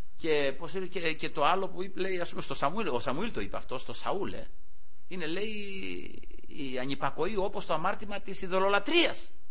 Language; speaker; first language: Greek; native; Greek